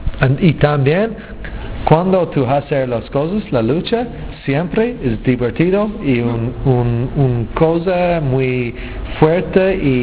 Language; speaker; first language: Spanish; non-native, learner; English